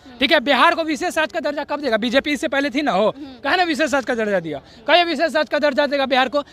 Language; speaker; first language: Hindi; native; Hindi